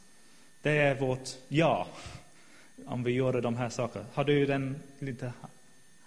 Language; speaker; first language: Swedish; non-native, fluent; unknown